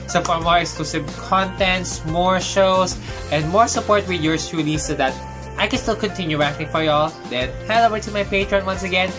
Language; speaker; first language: English; non-native, local second language; Filipino